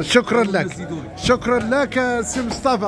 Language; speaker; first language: Arabic; native; Arabic